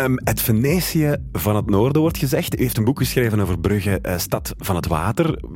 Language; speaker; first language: Dutch; native; Dutch